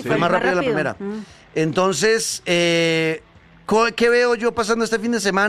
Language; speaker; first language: Spanish; native; Spanish